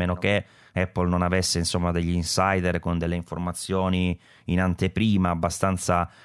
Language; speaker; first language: Italian; native; Italian